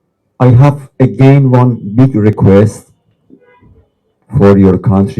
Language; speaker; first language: English; non-native, learner; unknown